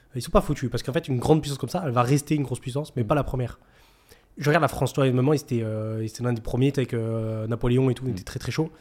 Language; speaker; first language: French; native; French